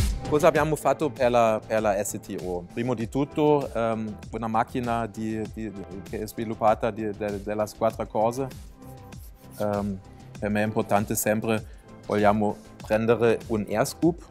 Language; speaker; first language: Italian; non-native, fluent; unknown